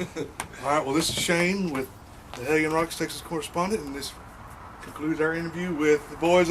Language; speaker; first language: English; native; English